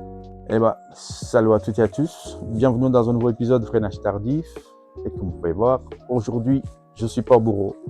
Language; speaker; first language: French; non-native, fluent; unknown